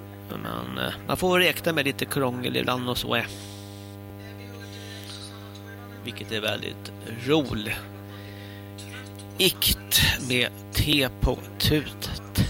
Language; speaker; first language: Swedish; native; Swedish